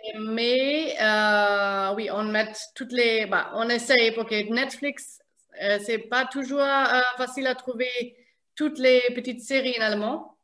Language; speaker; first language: French; non-native, fluent; German